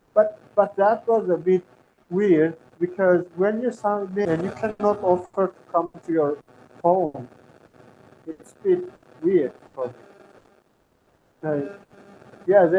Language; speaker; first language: English; non-native, fluent; Turkmen